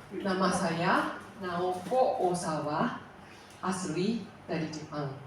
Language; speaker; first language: Indonesian; non-native, fluent; Japanese